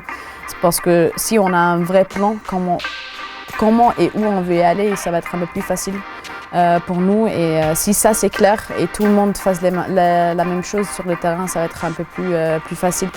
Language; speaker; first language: French; non-native, local second language; German